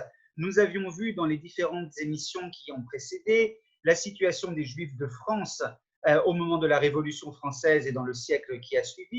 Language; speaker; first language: French; native; French